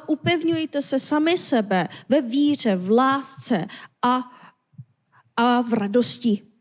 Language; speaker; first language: Czech; non-native, fluent; Korean